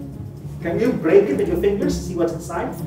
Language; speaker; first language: English; non-native, fluent; Indonesian